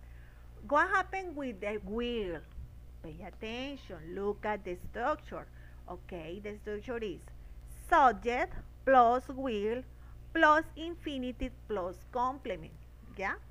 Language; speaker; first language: English; non-native, learner; Spanish